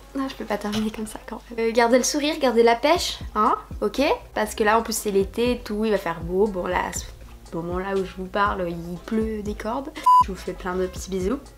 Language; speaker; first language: French; native; French